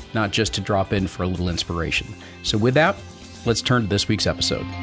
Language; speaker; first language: English; native; English